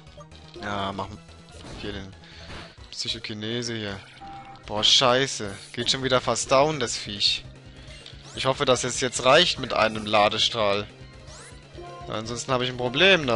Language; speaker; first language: German; native; German